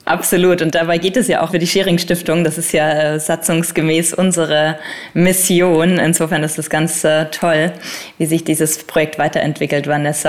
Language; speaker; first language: German; native; German